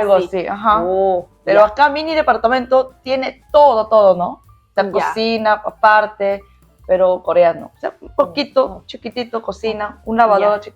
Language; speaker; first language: Spanish; non-native, learner; Korean